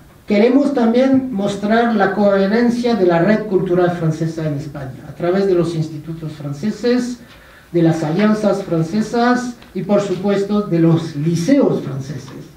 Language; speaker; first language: Spanish; non-native, fluent; French